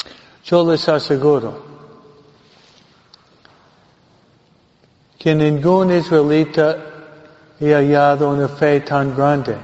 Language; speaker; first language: Spanish; non-native, fluent; English